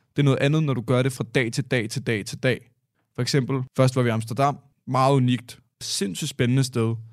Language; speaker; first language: Danish; native; Danish